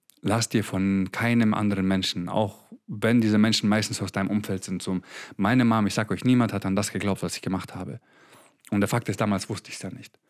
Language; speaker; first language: German; early bilingual, other home language; Croatian